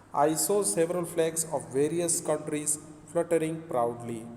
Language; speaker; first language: English; non-native, local second language; Gujarati